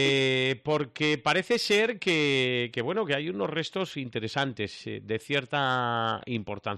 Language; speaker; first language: Spanish; native; Spanish